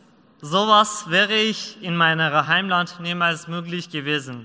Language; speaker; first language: German; non-native, learner; Persian